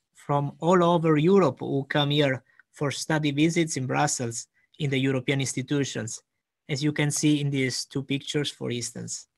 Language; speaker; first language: English; non-native, fluent; Italian